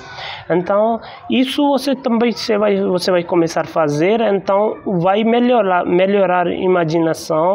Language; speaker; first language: Portuguese; non-native, learner; Hindi